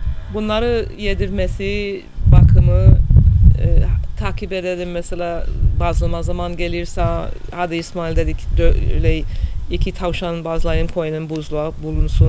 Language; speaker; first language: Turkish; non-native, fluent; English